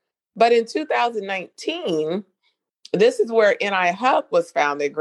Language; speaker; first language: English; native; English